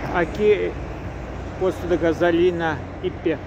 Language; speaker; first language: Portuguese; non-native, learner; Russian